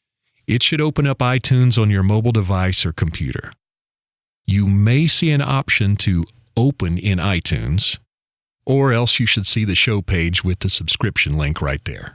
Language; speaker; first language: English; native; English